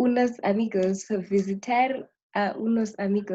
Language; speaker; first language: Spanish; non-native, learner; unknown